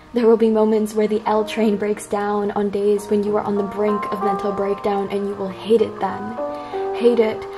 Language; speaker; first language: English; native; English